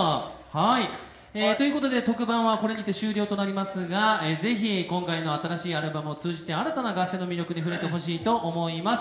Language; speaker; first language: Japanese; native; Japanese